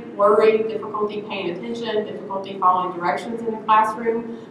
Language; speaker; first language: English; native; English